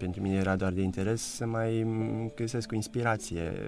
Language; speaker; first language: Romanian; early bilingual, heritage; Romanian